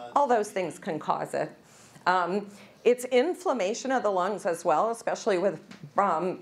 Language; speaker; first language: English; native; English